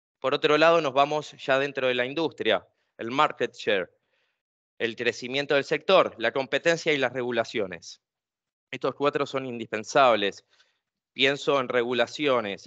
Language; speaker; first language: Spanish; native; Spanish